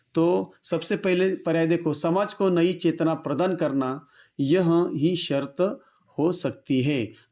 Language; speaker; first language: Hindi; non-native, local second language; Marathi